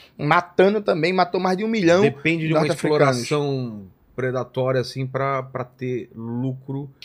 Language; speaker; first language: Portuguese; native; Portuguese